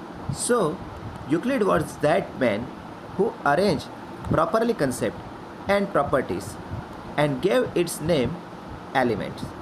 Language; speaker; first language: English; non-native, local second language; Gujarati